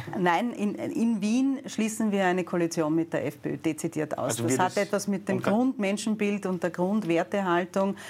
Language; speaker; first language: German; native; German